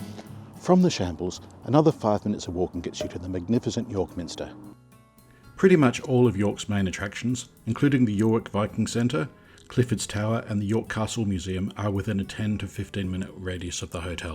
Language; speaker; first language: English; native; English